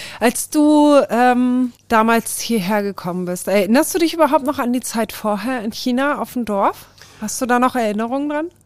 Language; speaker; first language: German; native; German